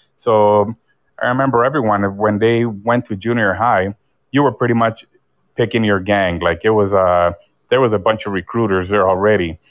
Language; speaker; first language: English; early bilingual, other home language; Spanish